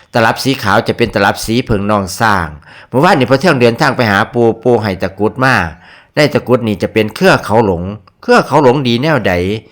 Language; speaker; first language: Thai; native; Thai